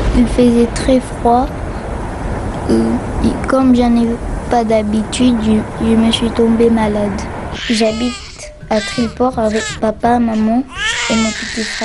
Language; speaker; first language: French; non-native, learner; Filipino